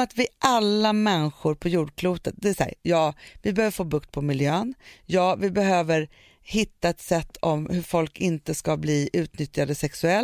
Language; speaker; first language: Swedish; native; Swedish